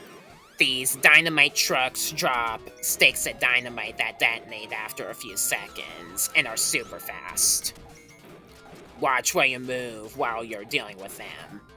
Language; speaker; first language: English; native; English